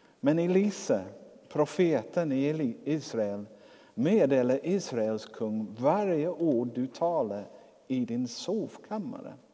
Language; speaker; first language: Swedish; non-native, fluent; English